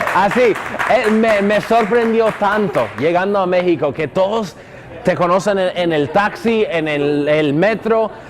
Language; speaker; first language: Spanish; non-native, fluent; English